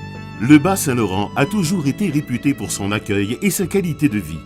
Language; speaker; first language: French; native; French